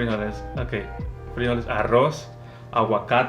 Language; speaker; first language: Spanish; native; Spanish